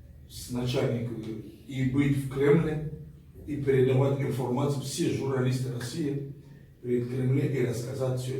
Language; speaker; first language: Russian; non-native, fluent; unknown